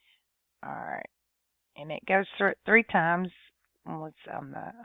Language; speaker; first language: English; native; English